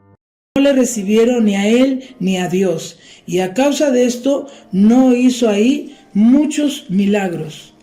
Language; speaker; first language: Spanish; native; Spanish